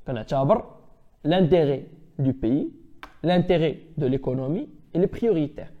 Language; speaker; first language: French; non-native, local second language; Arabic